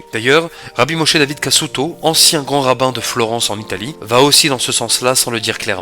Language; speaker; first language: French; native; French